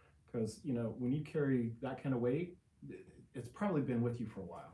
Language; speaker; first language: English; native; English